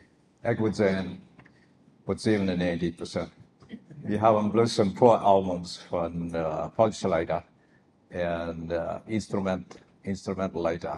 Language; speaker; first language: German; non-native, learner; Plautdietsch